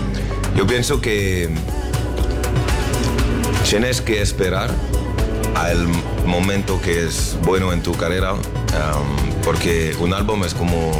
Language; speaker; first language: Spanish; non-native, learner; French